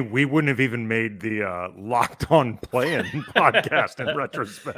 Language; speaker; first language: English; native; English